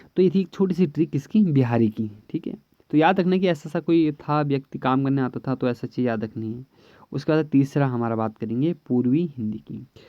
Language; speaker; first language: Hindi; native; Hindi